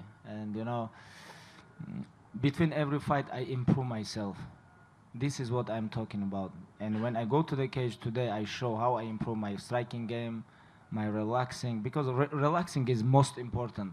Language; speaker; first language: English; non-native, learner; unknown